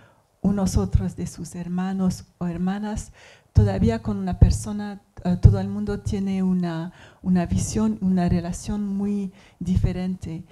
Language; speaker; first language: Spanish; non-native, learner; English